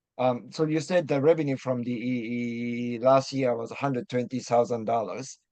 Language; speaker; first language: English; non-native, fluent; Japanese